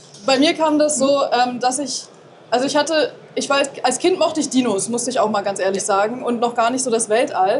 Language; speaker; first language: German; native; German